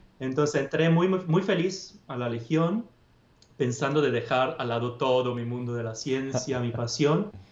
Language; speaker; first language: Spanish; non-native, fluent; Italian